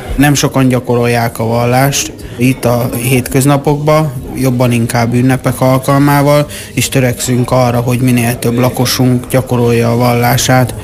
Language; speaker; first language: Hungarian; native; Hungarian